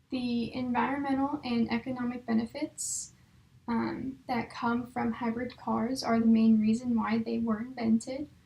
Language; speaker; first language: English; native; English